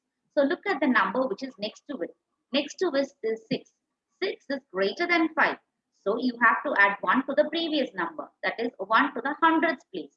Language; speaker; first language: English; non-native, local second language; Tamil